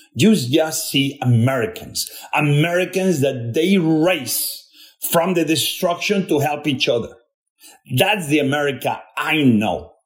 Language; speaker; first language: English; non-native, fluent; Spanish